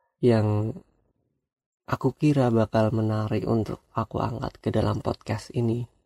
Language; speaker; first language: Indonesian; non-native, local second language; Javanese